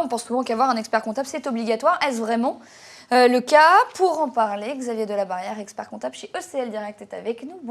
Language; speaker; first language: French; native; French